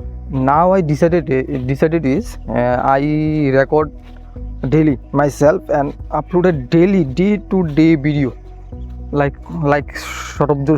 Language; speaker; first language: English; non-native, learner; Hindi